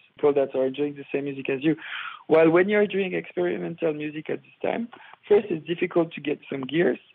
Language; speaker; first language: English; non-native, fluent; French